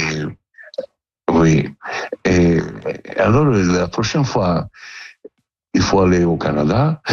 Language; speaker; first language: French; non-native, learner; Italian